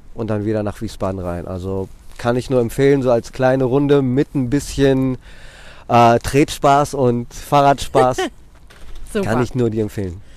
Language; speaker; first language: German; non-native, fluent; Greek